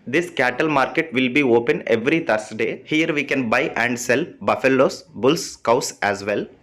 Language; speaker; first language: English; non-native, local second language; Telugu